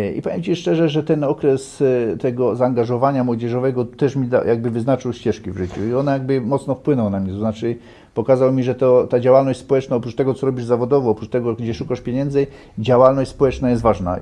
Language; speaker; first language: Polish; native; Polish